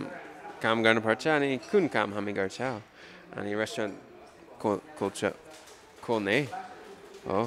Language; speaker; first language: Nepali; non-native, learner; English